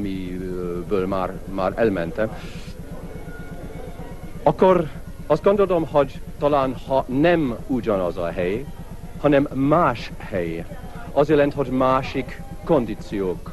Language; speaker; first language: Hungarian; non-native, learner; English